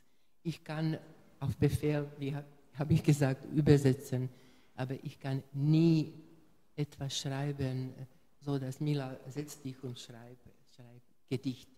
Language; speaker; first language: German; non-native, fluent; Hungarian